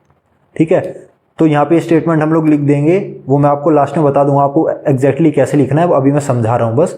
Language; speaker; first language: Hindi; native; Hindi